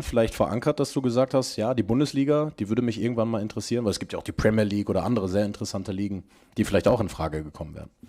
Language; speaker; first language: German; native; German